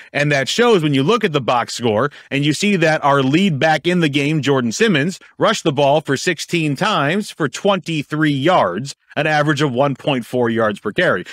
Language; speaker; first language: English; native; English